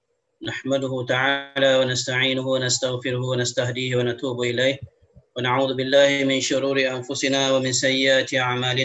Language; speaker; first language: Arabic; non-native, fluent; Indonesian